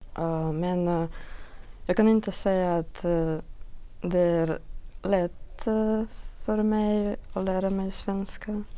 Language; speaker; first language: Swedish; non-native, learner; Russian